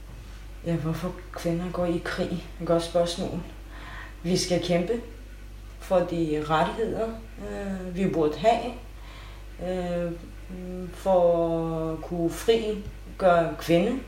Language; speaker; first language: Danish; non-native, fluent; Kurdish